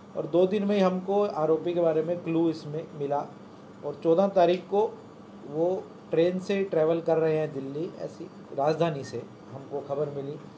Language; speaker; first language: Hindi; non-native, local second language; Marathi